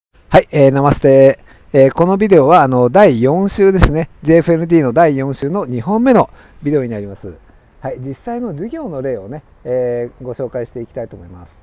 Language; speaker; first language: Japanese; native; Japanese